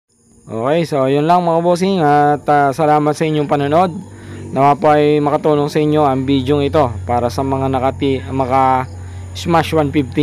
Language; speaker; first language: Filipino; native; Filipino